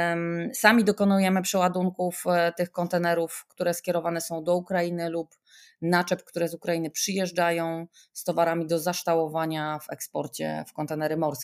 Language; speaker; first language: Polish; native; Polish